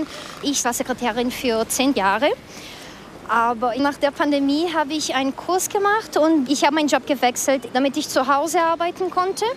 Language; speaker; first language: German; non-native, fluent; Portuguese